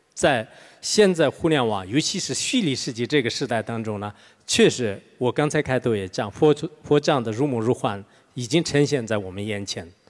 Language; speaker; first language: Chinese; non-native, local second language; Tibetan